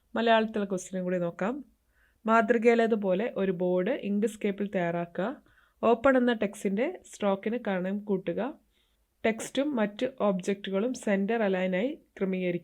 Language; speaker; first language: Malayalam; native; Malayalam